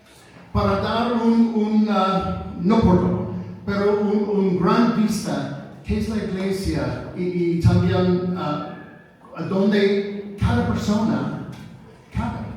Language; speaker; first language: Spanish; non-native, fluent; English